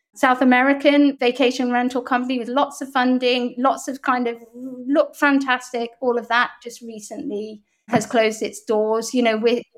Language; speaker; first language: English; native; English